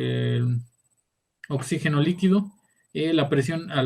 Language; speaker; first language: Spanish; native; Spanish